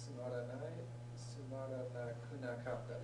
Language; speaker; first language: Japanese; non-native, learner; English